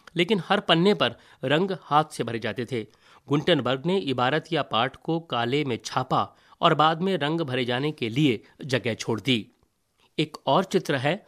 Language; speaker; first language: Hindi; native; Hindi